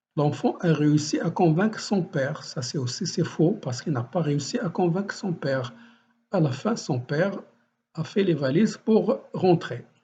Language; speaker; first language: French; non-native, local second language; Arabic